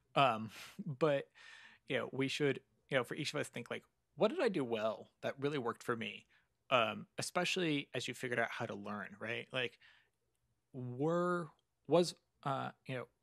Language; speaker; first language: English; native; English